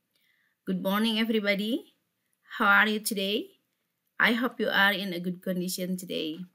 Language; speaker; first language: English; non-native, fluent; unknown